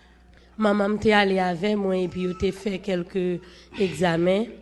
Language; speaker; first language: French; non-native, local second language; Haitian Creole